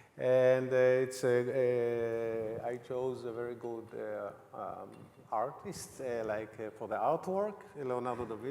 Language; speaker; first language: English; non-native, fluent; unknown